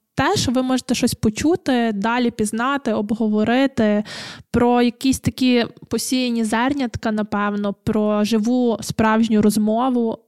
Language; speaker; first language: Ukrainian; native; Ukrainian